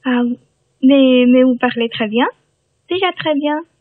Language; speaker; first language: French; non-native, fluent; Chinese